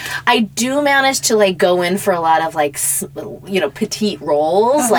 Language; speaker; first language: English; native; English